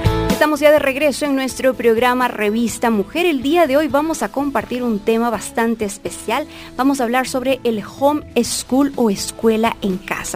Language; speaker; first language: Spanish; native; Spanish